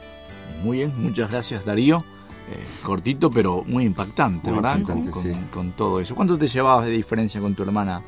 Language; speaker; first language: Spanish; native; Spanish